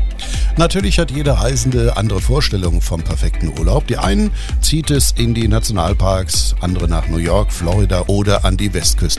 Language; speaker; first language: German; native; German